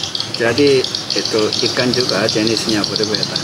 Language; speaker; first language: Indonesian; non-native, learner; Korean